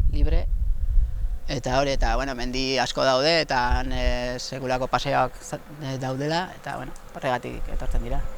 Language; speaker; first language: Basque; non-native, local second language; Spanish